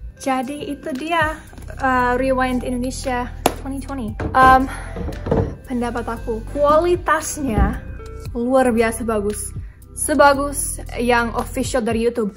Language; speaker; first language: Indonesian; non-native, fluent; English